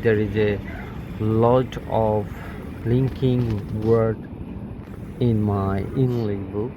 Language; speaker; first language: English; non-native, learner; Bangla